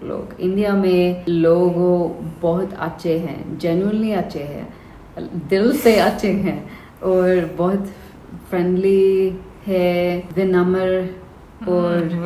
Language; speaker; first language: Hindi; non-native, learner; English